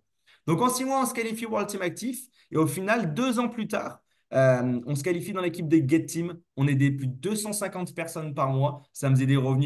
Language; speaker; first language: French; native; French